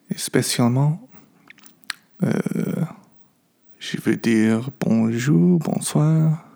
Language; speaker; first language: French; non-native, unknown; English